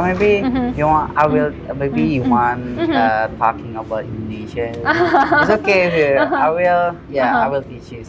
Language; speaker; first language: English; non-native, learner; Indonesian